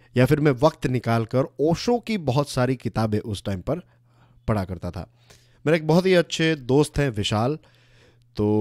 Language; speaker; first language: Hindi; non-native, local second language; Gujarati